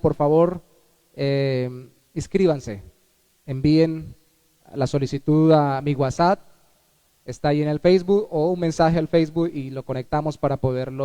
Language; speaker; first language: Spanish; native; Spanish